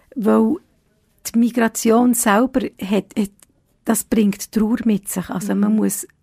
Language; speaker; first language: German; early bilingual, other home language; Italian